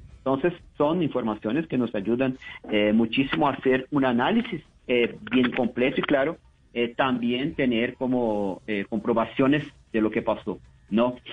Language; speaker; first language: Spanish; non-native, fluent; Portuguese